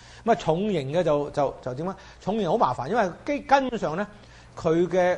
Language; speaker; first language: Chinese; native; Chinese